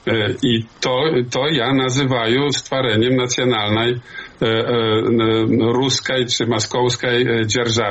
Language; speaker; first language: Polish; non-native, learner; Belarusian